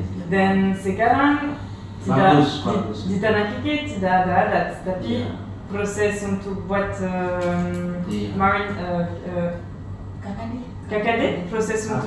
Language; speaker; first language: Indonesian; non-native, learner; French